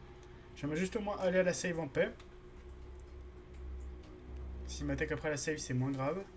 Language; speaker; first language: French; native; French